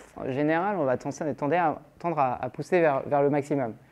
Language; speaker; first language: French; native; French